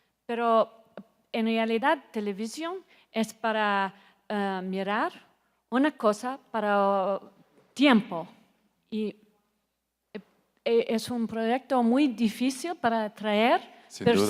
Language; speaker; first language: Spanish; non-native, learner; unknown